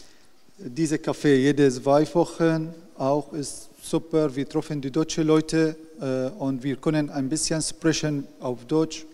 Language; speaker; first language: German; non-native, learner; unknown